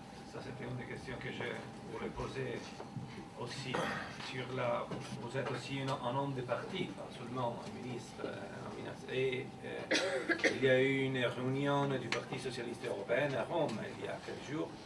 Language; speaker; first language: French; non-native, fluent; Italian